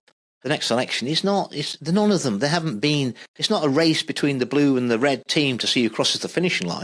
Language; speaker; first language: English; native; English